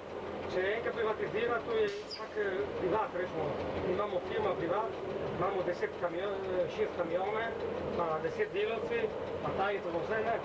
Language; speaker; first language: Slovenian; non-native, learner; Italian